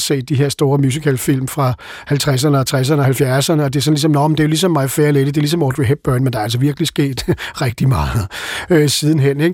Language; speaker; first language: Danish; native; Danish